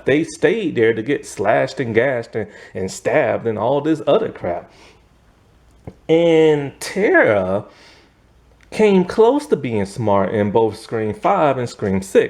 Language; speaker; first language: English; native; English